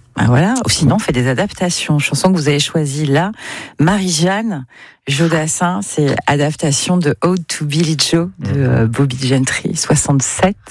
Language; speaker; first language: French; native; French